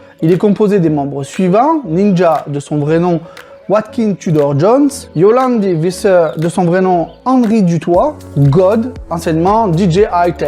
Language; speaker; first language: French; native; French